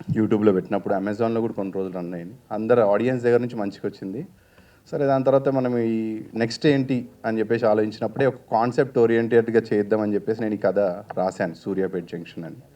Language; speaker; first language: Telugu; native; Telugu